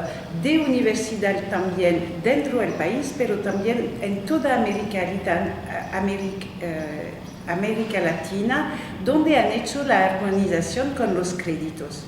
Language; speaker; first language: Spanish; non-native, fluent; French